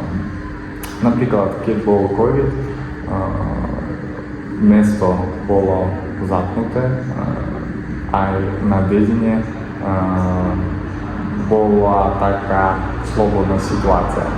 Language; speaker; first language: Slovak; non-native, learner; Kazakh